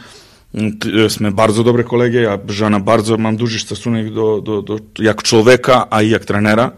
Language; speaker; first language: Polish; non-native, learner; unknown